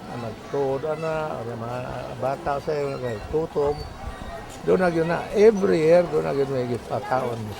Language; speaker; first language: Cebuano; native; Cebuano